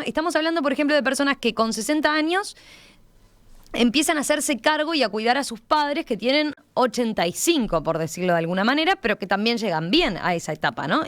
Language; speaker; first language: Spanish; native; Spanish